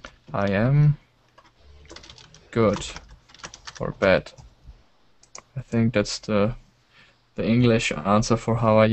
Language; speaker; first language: English; non-native, learner; German